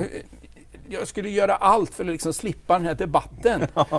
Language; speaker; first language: Swedish; native; Swedish